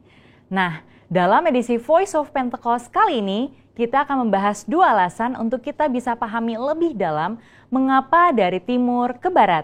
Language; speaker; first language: Indonesian; native; Indonesian